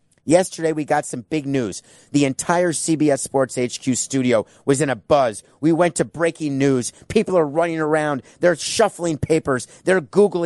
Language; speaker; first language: English; native; English